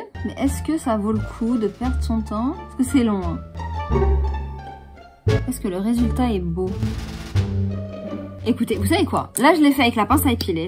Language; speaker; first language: French; native; French